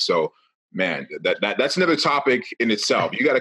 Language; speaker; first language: English; native; English